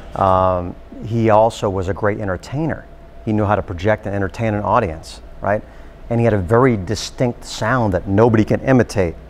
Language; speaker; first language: English; native; English